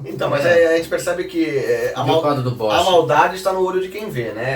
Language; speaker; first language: Portuguese; native; Portuguese